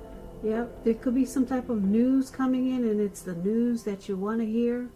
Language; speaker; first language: English; native; English